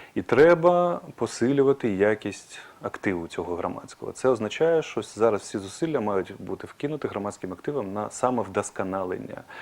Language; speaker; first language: Ukrainian; non-native, local second language; Russian